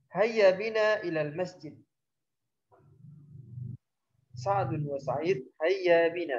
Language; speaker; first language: Arabic; non-native, fluent; Indonesian